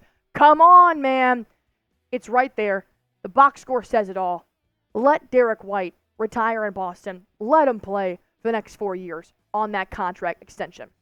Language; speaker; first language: English; native; English